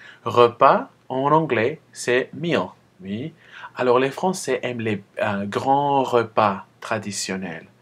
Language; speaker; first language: French; non-native, fluent; Spanish